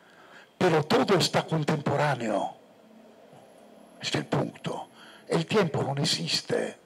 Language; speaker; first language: Spanish; non-native, fluent; Italian